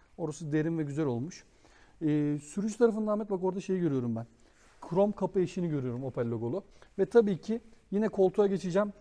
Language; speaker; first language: Turkish; native; Turkish